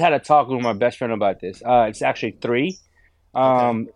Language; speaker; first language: English; non-native, local second language; Filipino